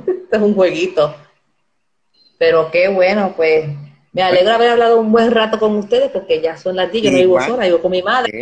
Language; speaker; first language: Spanish; native; Spanish